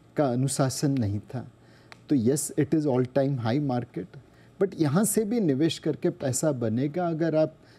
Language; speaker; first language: Hindi; non-native, local second language; Gujarati